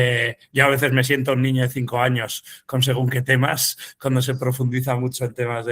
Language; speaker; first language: Spanish; native; Spanish